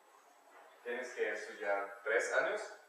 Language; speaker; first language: Spanish; non-native, learner; German